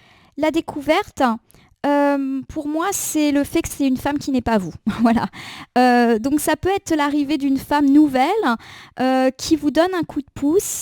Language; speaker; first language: French; native; French